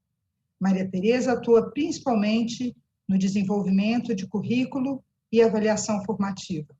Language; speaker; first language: Portuguese; native; Portuguese